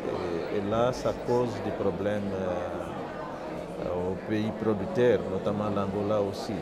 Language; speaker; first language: French; non-native, fluent; Portuguese